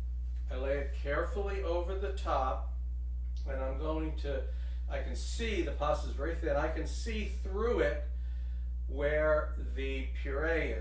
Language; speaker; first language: English; native; English